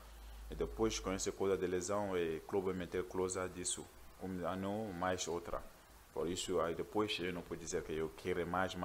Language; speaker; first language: Portuguese; non-native, learner; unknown